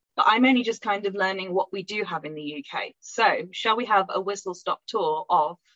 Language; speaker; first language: English; native; English